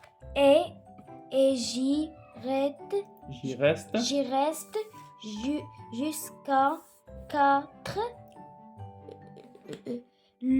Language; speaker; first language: French; non-native, learner; Arabic